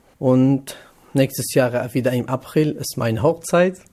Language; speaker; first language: German; non-native, learner; Kurdish